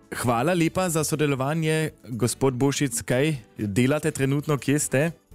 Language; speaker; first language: Slovenian; native; Slovenian